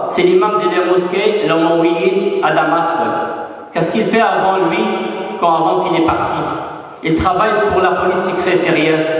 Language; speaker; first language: French; non-native, fluent; Arabic